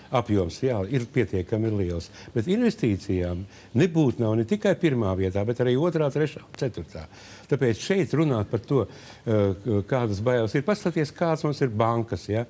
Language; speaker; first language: Latvian; non-native, local second language; Russian